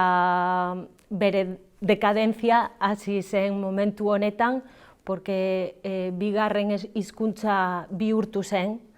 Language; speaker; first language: Basque; non-native, learner; Galician